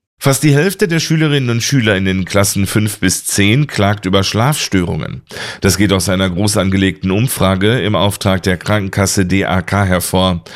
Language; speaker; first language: German; native; German